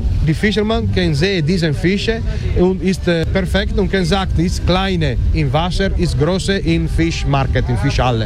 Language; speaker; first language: German; non-native, learner; Italian